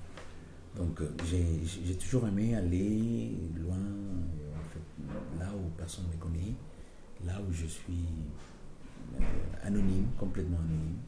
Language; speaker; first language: French; non-native, fluent; Spanish